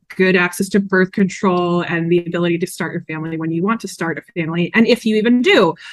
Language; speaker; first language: English; native; English